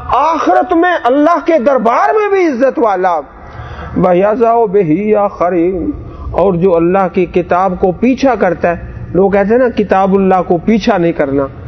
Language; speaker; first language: Urdu; non-native, local second language; Punjabi